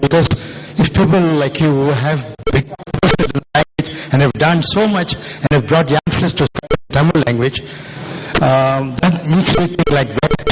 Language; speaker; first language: English; non-native, local second language; Tamil